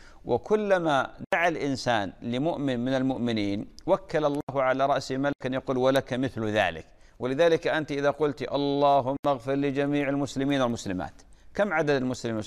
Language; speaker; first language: Arabic; native; Arabic